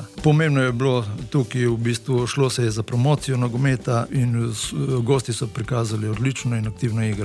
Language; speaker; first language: Slovenian; native; Slovenian